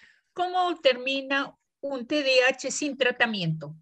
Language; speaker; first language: Spanish; native; Spanish